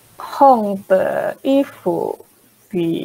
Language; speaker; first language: Chinese; non-native, learner; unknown